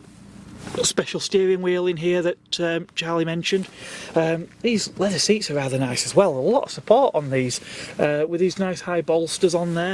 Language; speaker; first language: English; native; English